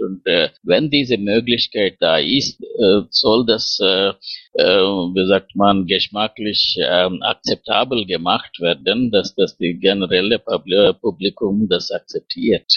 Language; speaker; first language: German; non-native, fluent; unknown